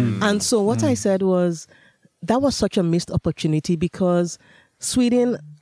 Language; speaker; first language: English; non-native, local second language; Yoruba